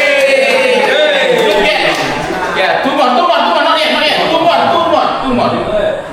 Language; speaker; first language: English; non-native, fluent; Indonesian